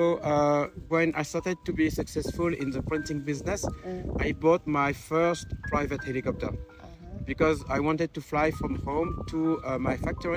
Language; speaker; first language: English; non-native, fluent; French